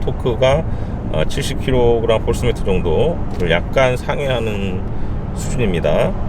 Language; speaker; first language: Korean; native; Korean